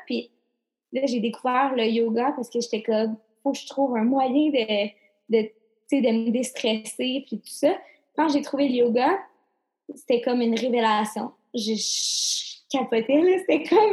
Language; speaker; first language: French; native; French